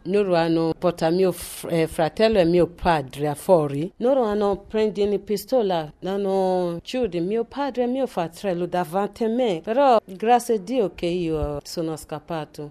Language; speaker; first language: Italian; non-native, learner; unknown